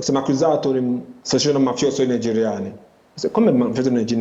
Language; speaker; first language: Italian; non-native, learner; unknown